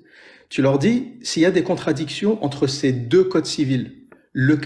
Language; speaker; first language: French; native; French